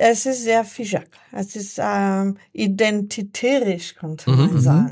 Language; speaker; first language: German; non-native, learner; French